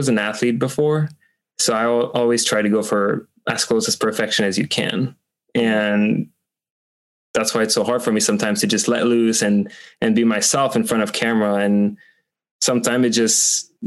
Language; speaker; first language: English; non-native, fluent; French